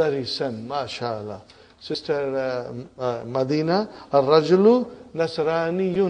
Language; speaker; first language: Arabic; non-native, fluent; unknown